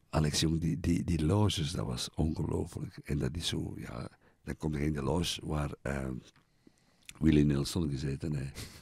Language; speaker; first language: Dutch; native; Dutch